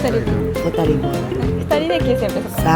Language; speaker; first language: Japanese; native; Japanese